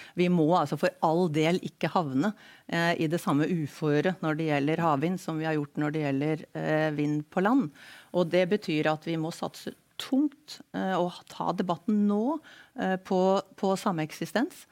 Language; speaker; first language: Norwegian; native; Norwegian